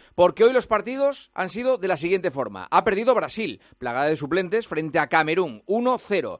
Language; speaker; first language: Spanish; native; Spanish